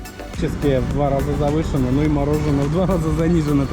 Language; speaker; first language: Russian; native; Russian